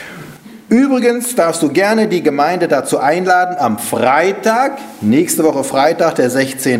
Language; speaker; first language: German; native; German